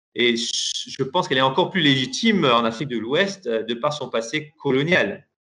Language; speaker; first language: French; non-native, local second language; Persian